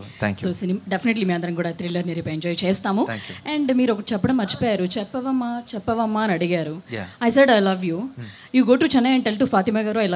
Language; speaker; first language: Telugu; native; Telugu